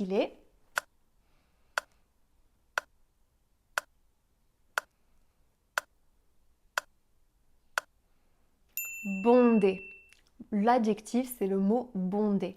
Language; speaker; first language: French; native; French